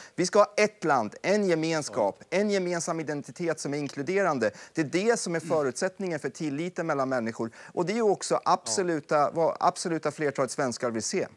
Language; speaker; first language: Swedish; early bilingual, other home language; Persian